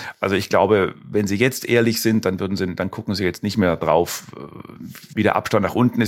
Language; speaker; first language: German; native; German